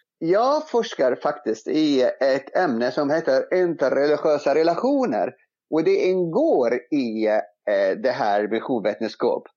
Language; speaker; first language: Swedish; non-native, fluent; Arabic